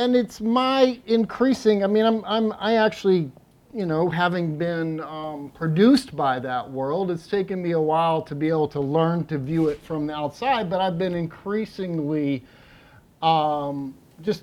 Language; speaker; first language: English; native; English